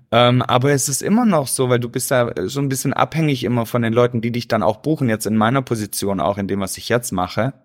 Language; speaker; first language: German; native; German